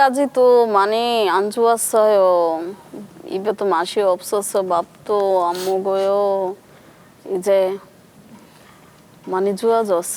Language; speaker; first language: Korean; non-native, local second language; Bangla